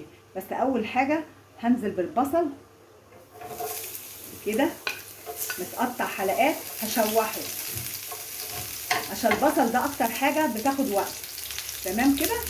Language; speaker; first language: Arabic; native; Arabic